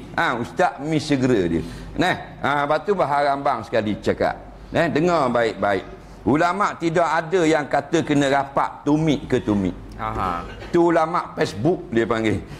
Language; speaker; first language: Malay; native; Malay